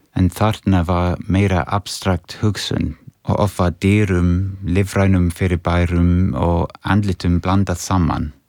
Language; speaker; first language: Icelandic; non-native, fluent; English